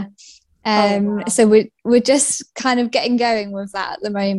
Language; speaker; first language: English; native; English